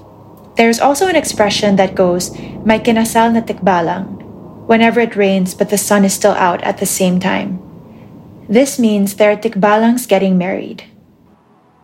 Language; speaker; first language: English; non-native, local second language; Filipino